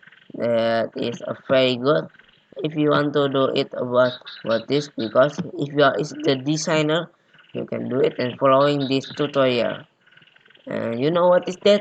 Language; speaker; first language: English; non-native, learner; Indonesian